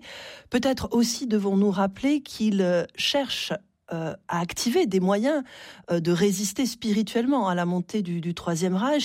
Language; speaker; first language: French; native; French